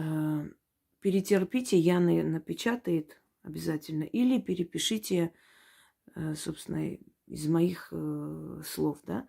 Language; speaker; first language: Russian; native; Russian